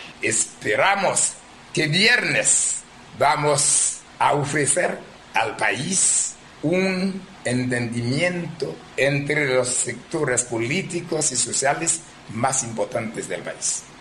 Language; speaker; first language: Spanish; non-native, fluent; Haitian Creole